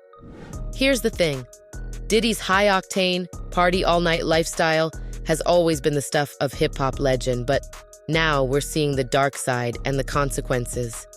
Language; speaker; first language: English; native; English